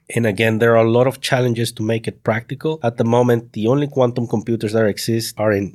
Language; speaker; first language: English; non-native, fluent; Spanish